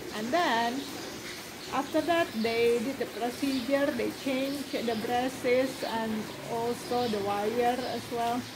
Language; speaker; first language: English; non-native, fluent; Indonesian